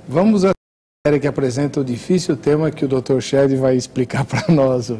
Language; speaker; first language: Portuguese; native; Portuguese